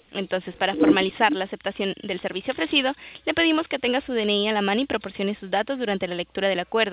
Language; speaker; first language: Spanish; native; Spanish